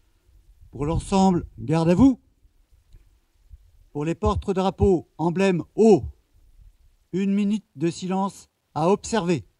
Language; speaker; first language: French; native; French